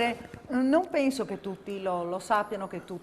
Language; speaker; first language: Italian; native; Italian